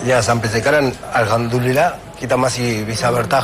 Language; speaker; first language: Indonesian; non-native, fluent; Spanish